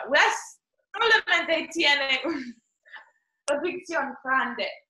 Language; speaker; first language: Spanish; non-native, learner; English